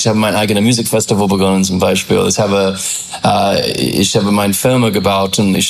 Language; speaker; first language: German; non-native, fluent; English